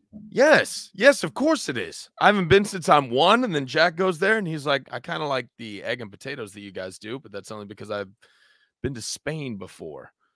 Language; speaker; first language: English; early bilingual, other home language; Spanish